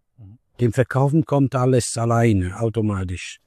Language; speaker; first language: German; non-native, learner; Italian